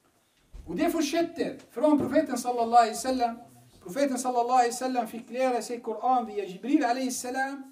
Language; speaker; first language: Swedish; non-native, fluent; Arabic